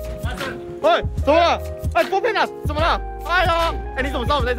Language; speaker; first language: Chinese; native; Chinese